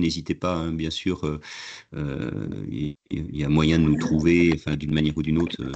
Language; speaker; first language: French; native; French